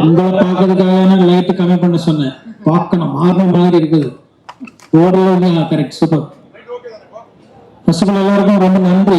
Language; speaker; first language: Tamil; non-native, learner; Malayalam